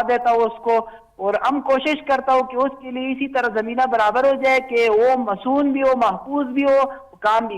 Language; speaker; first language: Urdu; non-native, learner; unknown